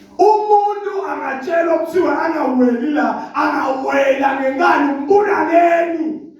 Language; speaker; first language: Zulu; non-native, local second language; Swati